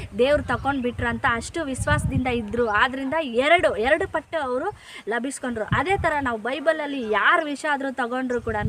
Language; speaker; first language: Kannada; non-native, local second language; Telugu